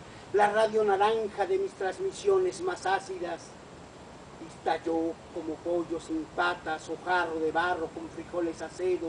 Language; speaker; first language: Spanish; native; Spanish